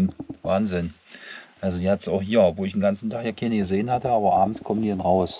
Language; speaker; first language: German; native; German